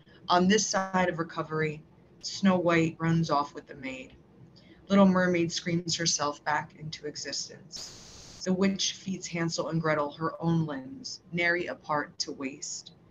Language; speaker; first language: English; early bilingual, other home language; Portuguese